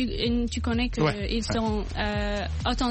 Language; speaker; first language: French; non-native, local second language; Arabic